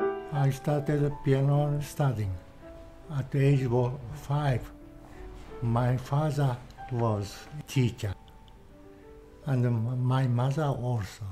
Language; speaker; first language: English; non-native, learner; Japanese